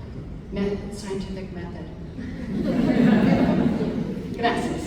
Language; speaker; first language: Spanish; non-native, fluent; English